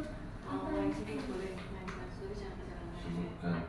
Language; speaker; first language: Indonesian; native; Indonesian